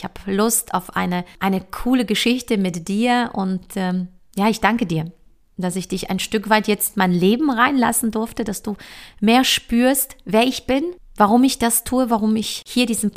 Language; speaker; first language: German; early bilingual, other home language; Polish